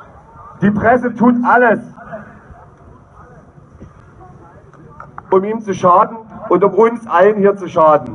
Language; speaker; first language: German; native; German